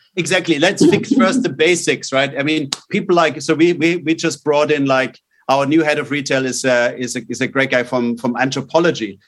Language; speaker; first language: English; non-native, fluent; German